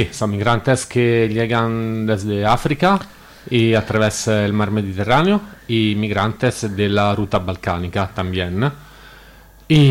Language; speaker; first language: Spanish; non-native, learner; Italian